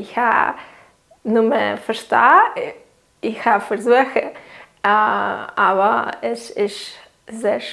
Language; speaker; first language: German; non-native, learner; Catalan